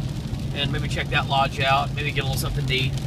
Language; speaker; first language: English; native; English